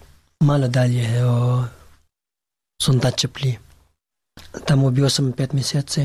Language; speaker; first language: Serbian; non-native, learner; Pashto